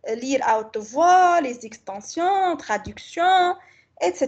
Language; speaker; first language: French; non-native, local second language; Arabic